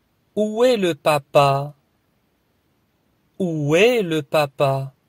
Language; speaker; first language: French; non-native, fluent; Arabic